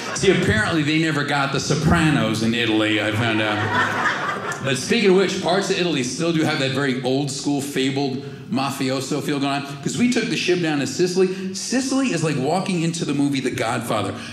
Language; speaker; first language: English; native; English